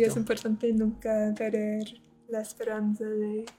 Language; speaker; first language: Spanish; non-native, learner; English